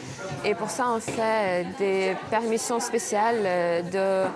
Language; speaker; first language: French; non-native, fluent; Ukrainian